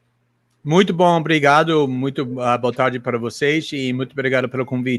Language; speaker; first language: Portuguese; non-native, fluent; English